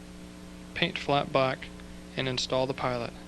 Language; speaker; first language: English; native; English